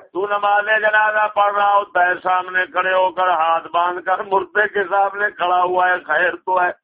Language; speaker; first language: Urdu; non-native, local second language; Punjabi